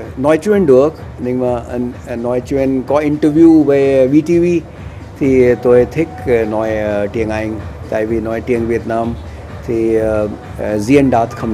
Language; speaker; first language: Vietnamese; non-native, learner; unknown